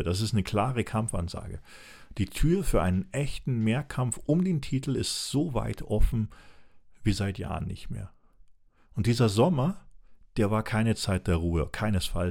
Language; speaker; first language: German; native; German